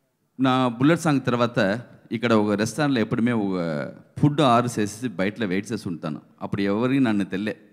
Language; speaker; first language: Telugu; non-native, learner; Tamil